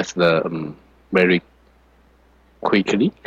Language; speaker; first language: English; non-native, learner; Chinese